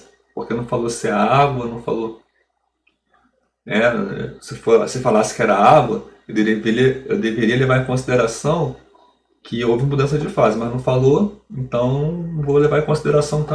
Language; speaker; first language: Portuguese; native; Portuguese